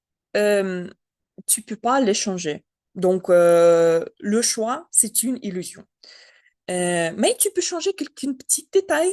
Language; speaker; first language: French; non-native, learner; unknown